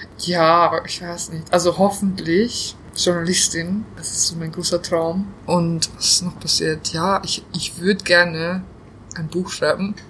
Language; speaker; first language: German; early bilingual, other home language; Bosnian